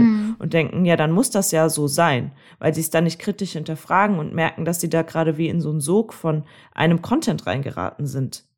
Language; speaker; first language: German; native; German